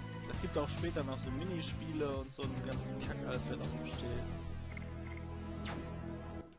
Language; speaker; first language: German; native; German